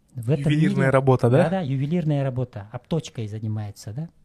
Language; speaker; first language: Russian; non-native, local second language; Kyrgyz